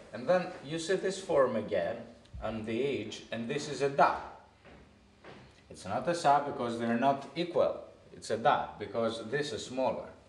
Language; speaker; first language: English; non-native, fluent; Greek